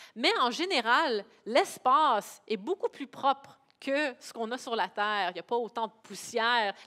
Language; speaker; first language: French; native; French